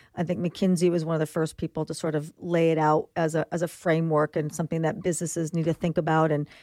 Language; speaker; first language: English; native; English